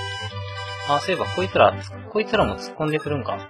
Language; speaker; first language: Japanese; native; Japanese